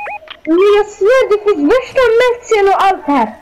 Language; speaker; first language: Swedish; early bilingual, other home language; Turkish